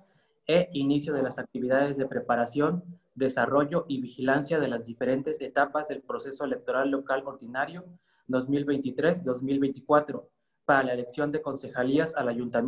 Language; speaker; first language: Spanish; native; Spanish